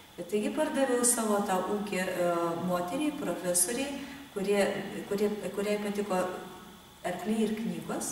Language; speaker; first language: Lithuanian; native; Lithuanian